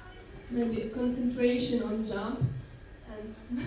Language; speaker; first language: English; non-native, learner; Ukrainian